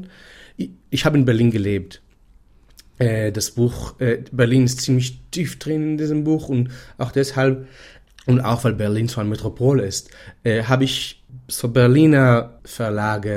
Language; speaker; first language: German; non-native, fluent; Hebrew